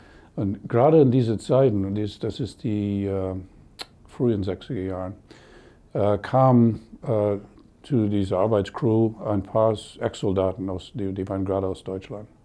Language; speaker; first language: German; non-native, fluent; English